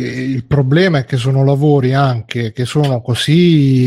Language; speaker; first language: Italian; native; Italian